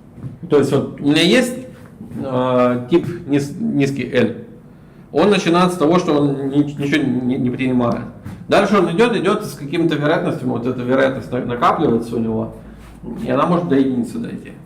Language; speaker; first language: Russian; native; Russian